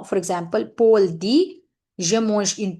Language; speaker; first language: French; non-native, fluent; Hindi